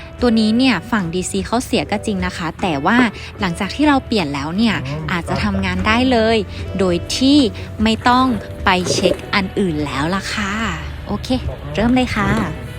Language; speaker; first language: Thai; native; Thai